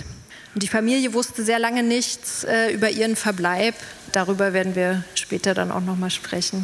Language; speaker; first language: German; native; German